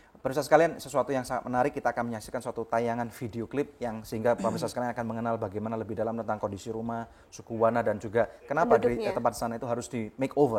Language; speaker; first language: Indonesian; native; Indonesian